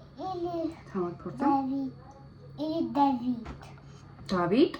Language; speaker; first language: Russian; non-native, learner; Armenian